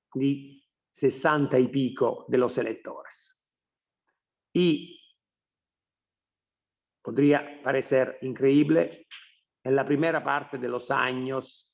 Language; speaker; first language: Spanish; non-native, fluent; Italian